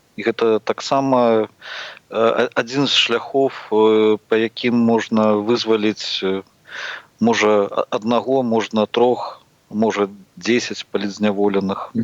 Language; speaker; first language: Belarusian; native; Belarusian